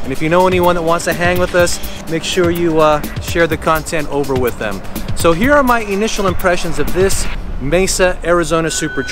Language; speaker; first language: English; native; English